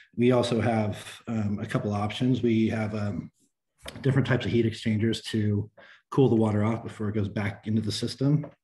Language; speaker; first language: English; native; English